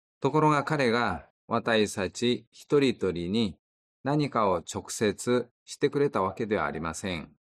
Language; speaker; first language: Japanese; non-native, fluent; Korean